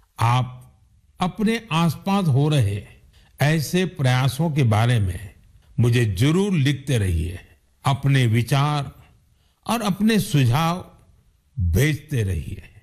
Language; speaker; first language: Hindi; non-native, local second language; Gujarati